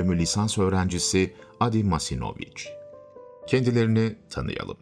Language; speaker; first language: Turkish; native; Turkish